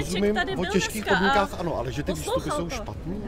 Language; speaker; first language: Czech; native; Czech